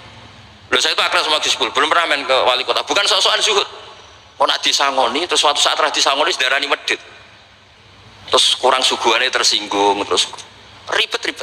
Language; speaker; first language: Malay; non-native, local second language; Javanese